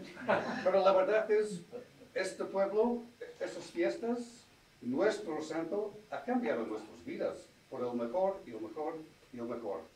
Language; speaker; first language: Spanish; non-native, fluent; English